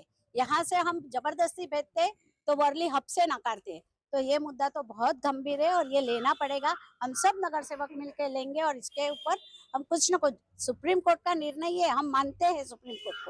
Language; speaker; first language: Hindi; non-native, local second language; Marathi